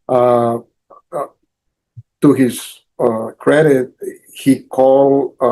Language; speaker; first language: English; native; English